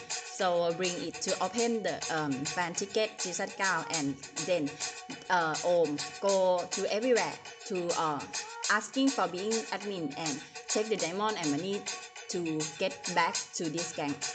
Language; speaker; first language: English; non-native, learner; Thai